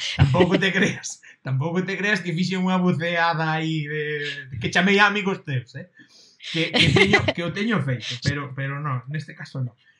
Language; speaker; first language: Galician; non-native, local second language; Spanish